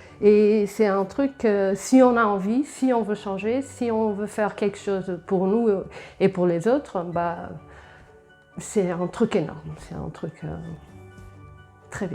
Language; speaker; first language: French; non-native, fluent; Portuguese